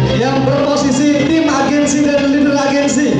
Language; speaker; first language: Indonesian; native; Indonesian